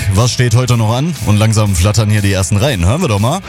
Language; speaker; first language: German; native; German